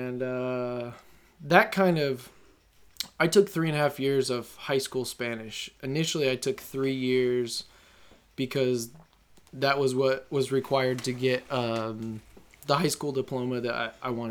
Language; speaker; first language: English; native; English